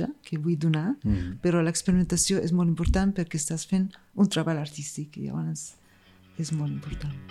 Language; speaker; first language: Catalan; non-native, fluent; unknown